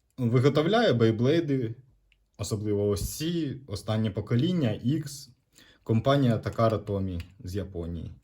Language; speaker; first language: Ukrainian; non-native, local second language; Russian